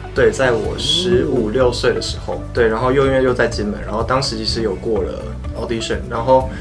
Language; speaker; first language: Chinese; native; Chinese